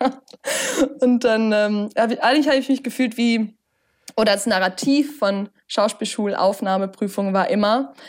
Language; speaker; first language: German; native; German